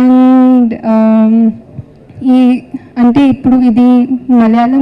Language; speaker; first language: Telugu; non-native, fluent; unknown